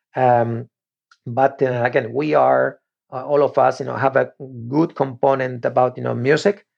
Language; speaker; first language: English; non-native, fluent; Spanish